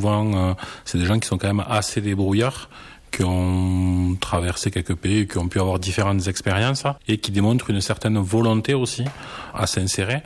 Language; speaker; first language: French; native; French